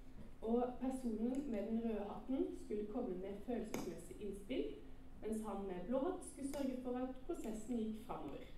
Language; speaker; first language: Norwegian; native; Norwegian